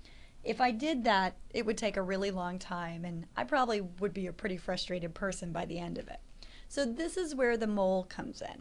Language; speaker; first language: English; native; English